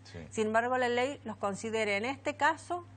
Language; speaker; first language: Spanish; native; Spanish